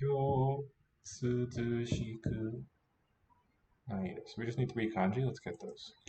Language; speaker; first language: Japanese; non-native, learner; English